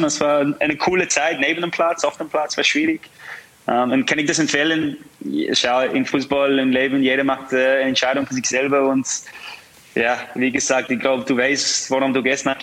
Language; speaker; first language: German; non-native, fluent; English